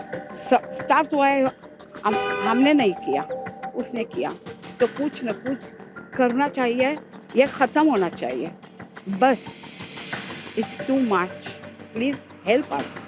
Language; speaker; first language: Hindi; early bilingual, heritage; Hindi